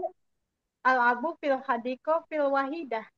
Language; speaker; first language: Arabic; non-native, learner; Indonesian